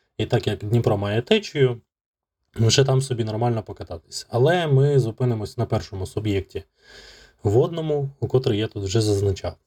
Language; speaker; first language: Ukrainian; native; Ukrainian